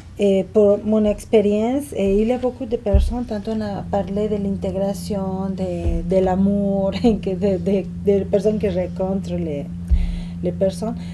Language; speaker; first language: French; non-native, fluent; Spanish